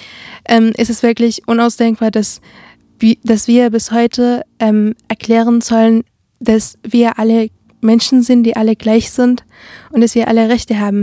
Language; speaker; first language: German; early bilingual, other home language; Arabic